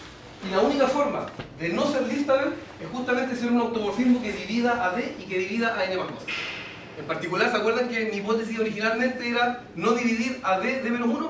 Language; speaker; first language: Spanish; native; Spanish